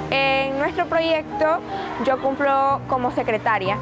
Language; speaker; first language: Spanish; native; Spanish